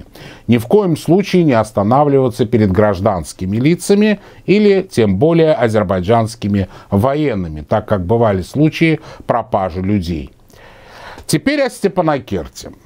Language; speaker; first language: Russian; native; Russian